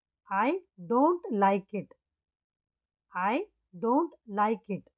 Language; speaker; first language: English; non-native, local second language; Tamil